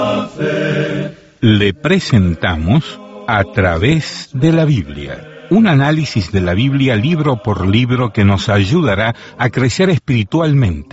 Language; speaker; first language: Spanish; native; Spanish